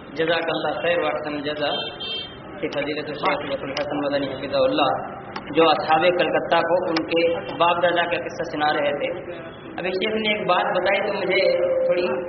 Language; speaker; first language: Urdu; native; Urdu